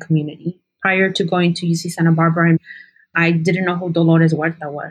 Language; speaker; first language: English; early bilingual, other home language; Spanish